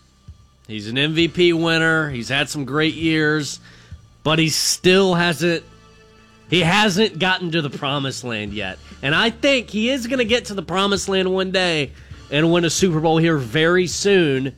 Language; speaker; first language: English; native; English